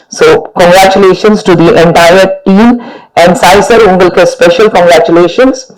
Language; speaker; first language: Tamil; non-native, fluent; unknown